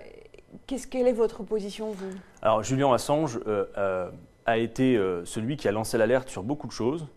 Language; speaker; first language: French; native; French